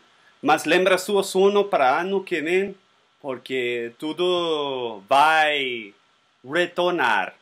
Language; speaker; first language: Portuguese; non-native, learner; Spanish